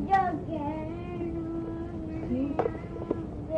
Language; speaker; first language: Spanish; early bilingual, heritage; Spanish